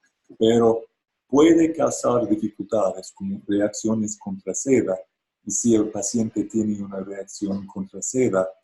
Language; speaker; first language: Spanish; non-native, fluent; English